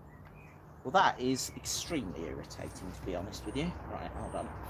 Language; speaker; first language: English; native; English